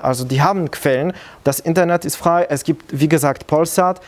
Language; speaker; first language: German; non-native, fluent; Polish